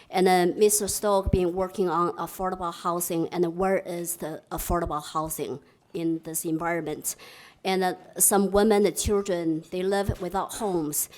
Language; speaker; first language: English; non-native, fluent; Chinese